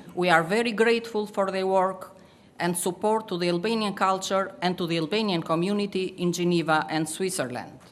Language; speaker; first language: English; non-native, fluent; Albanian